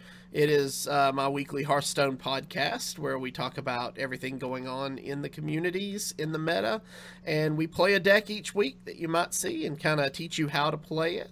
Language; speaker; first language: English; native; English